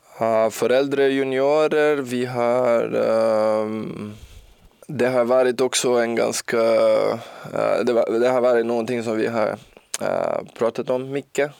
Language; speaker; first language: Swedish; non-native, learner; Portuguese